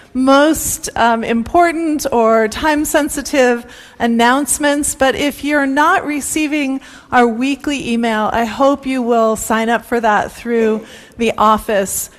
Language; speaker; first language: English; native; English